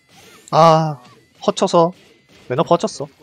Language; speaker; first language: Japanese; non-native, learner; Korean